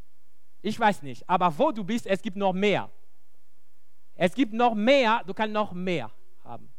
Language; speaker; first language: German; non-native, local second language; French